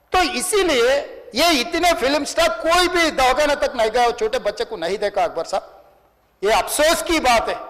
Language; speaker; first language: Hindi; non-native, local second language; Telugu